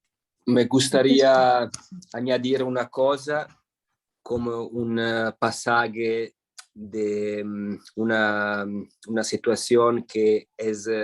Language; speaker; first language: Spanish; non-native, fluent; Italian